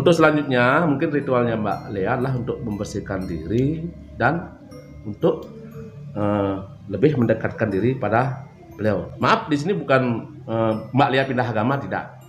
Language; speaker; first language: Indonesian; non-native, local second language; Balinese